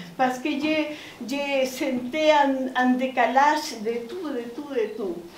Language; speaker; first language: French; non-native, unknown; Spanish